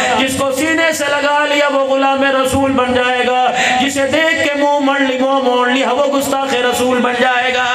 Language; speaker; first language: Urdu; non-native, local second language; Punjabi